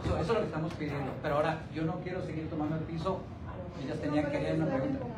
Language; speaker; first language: Spanish; native; Spanish